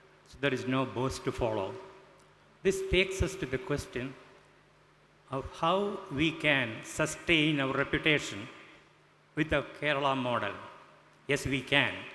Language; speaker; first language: English; non-native, local second language; Malayalam